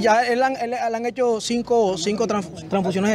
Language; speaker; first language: Spanish; native; Spanish